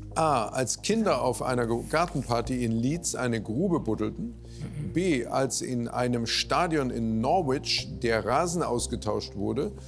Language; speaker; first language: German; native; German